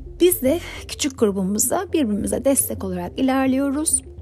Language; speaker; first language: Turkish; native; Turkish